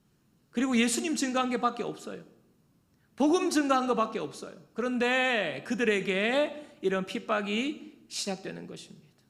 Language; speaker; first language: Korean; native; Korean